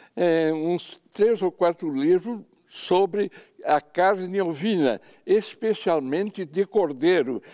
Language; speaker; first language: Portuguese; native; Portuguese